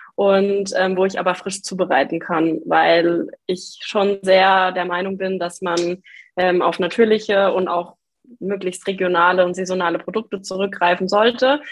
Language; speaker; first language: German; native; German